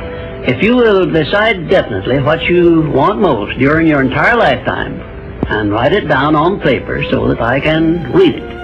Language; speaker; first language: English; native; English